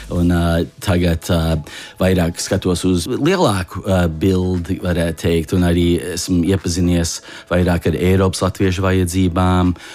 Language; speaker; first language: Latvian; early bilingual, heritage; Latvian